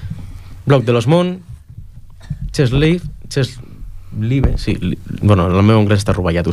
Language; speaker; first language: Catalan; native; Catalan